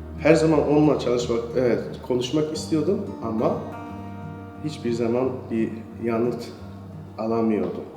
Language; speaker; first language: Turkish; non-native, fluent; Persian